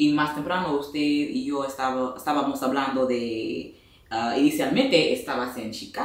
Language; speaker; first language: Spanish; non-native, fluent; English